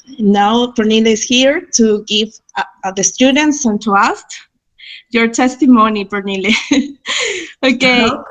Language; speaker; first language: English; non-native, fluent; Spanish